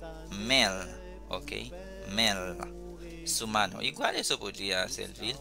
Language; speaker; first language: Spanish; non-native, fluent; Haitian Creole